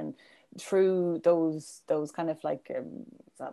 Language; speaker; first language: English; native; English